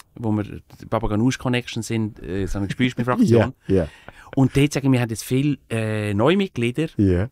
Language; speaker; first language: German; native; German